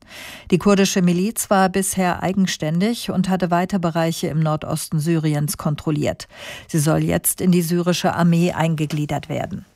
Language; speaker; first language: German; native; German